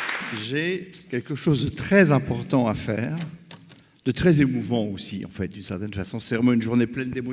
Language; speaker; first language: French; native; French